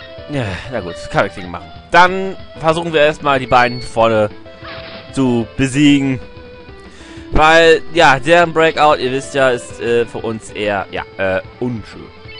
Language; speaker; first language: German; native; German